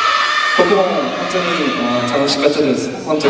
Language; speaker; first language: Japanese; non-native, learner; Korean